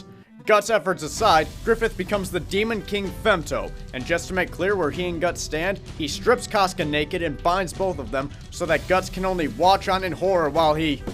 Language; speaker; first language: English; native; English